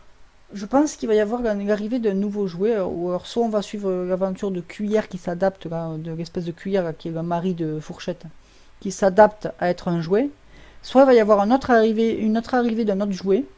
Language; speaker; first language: French; native; French